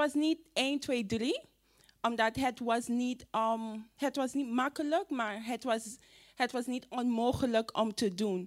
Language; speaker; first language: Dutch; non-native, fluent; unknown